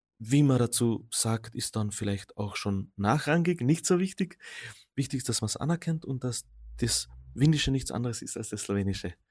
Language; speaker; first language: German; non-native, local second language; Slovenian